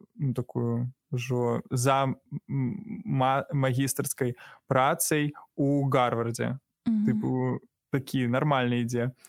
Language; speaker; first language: Belarusian; non-native, local second language; Russian